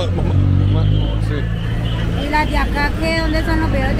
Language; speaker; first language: Spanish; native; Spanish